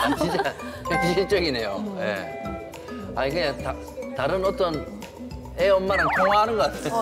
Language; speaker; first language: Korean; native; Korean